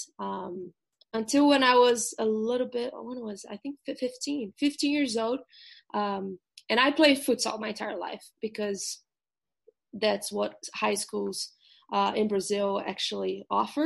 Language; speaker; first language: English; non-native, fluent; Portuguese